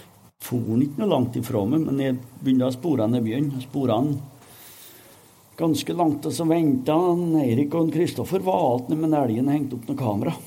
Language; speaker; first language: Norwegian; native; Norwegian